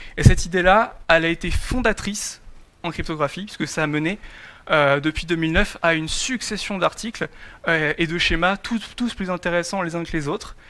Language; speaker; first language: French; native; French